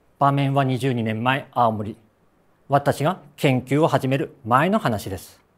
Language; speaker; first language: Japanese; native; Japanese